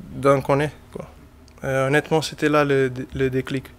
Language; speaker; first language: French; non-native, fluent; Portuguese